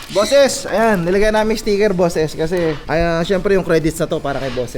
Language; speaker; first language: Filipino; native; Filipino